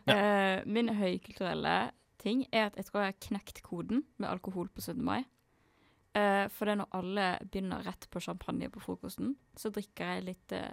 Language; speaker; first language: Norwegian; native; Norwegian